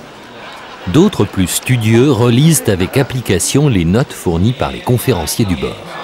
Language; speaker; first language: French; native; French